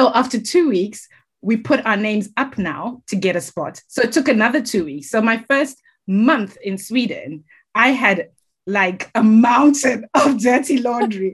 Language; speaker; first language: English; non-native, local second language; Shona